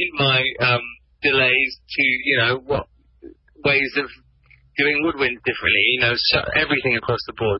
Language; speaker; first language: English; native; English